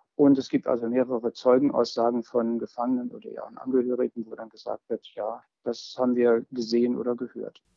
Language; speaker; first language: German; native; German